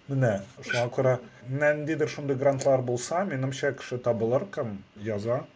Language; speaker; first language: Tatar; native; Tatar